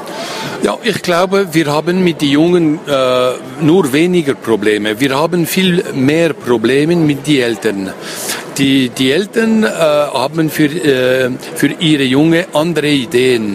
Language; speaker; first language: German; non-native, local second language; French